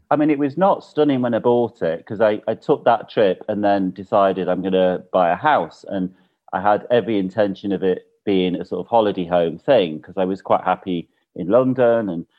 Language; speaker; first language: English; native; English